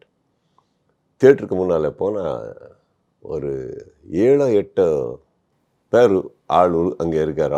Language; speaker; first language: Tamil; non-native, learner; Kannada